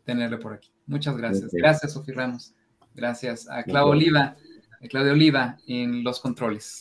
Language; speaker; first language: Spanish; native; Spanish